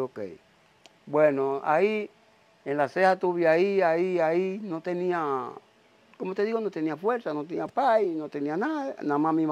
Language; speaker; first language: Spanish; native; Spanish